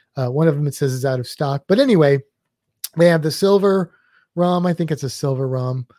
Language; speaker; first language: English; native; English